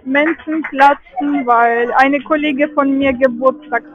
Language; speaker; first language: German; non-native, fluent; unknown